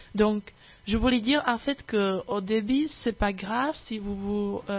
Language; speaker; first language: French; non-native, fluent; Czech